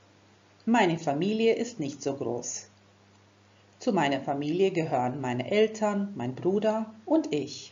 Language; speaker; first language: German; non-native, fluent; Croatian